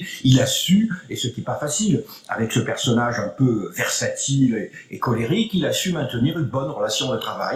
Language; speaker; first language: French; native; French